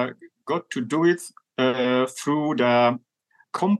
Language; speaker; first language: English; non-native, fluent; Polish